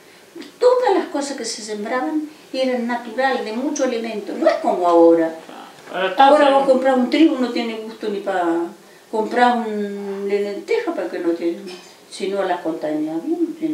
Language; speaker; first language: Spanish; native; Spanish